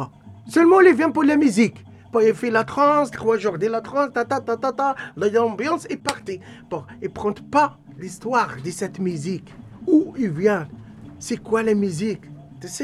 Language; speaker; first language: French; non-native, learner; Arabic